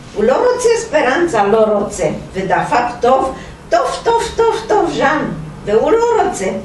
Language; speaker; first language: Hebrew; non-native, fluent; Romanian